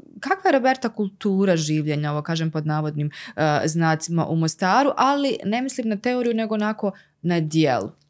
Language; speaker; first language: Croatian; native; Croatian